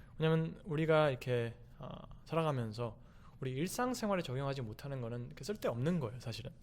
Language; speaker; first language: Korean; early bilingual, heritage; Korean